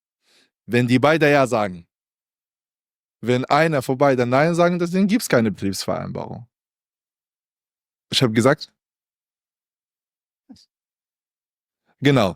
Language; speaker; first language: German; non-native, learner; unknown